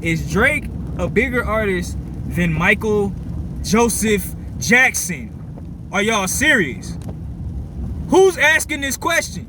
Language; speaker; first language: English; native; English